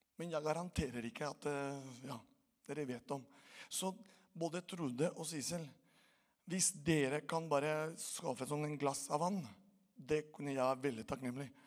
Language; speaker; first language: Norwegian; non-native, fluent; Portuguese